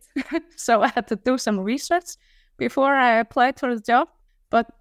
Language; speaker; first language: English; non-native, fluent; Icelandic